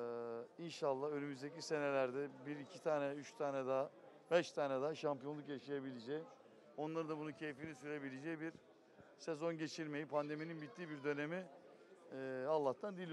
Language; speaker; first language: Turkish; native; Turkish